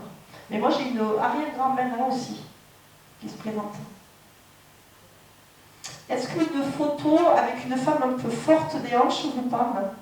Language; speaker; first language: French; native; French